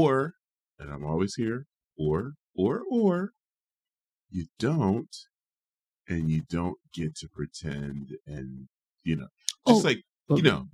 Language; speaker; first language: English; native; English